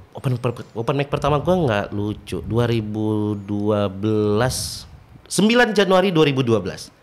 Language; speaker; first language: Indonesian; native; Indonesian